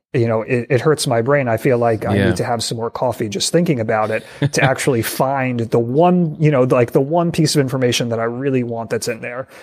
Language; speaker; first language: English; native; English